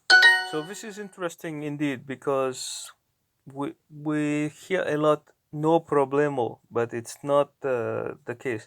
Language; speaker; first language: English; non-native, fluent; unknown